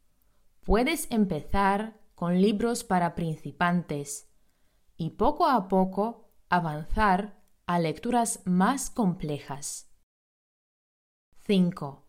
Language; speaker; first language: Spanish; non-native, fluent; Polish